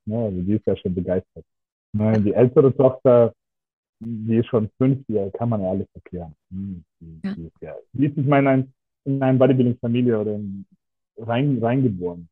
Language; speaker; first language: German; non-native, fluent; Russian